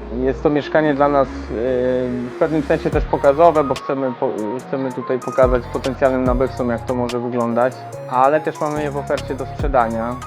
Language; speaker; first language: Polish; native; Polish